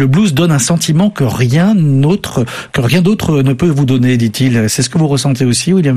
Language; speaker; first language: French; native; French